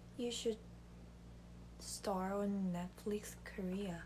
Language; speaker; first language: English; non-native, learner; Korean